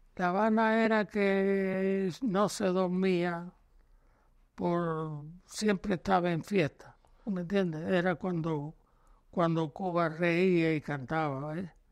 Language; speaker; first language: Spanish; native; Spanish